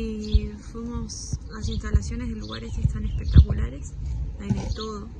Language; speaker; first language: Spanish; native; Spanish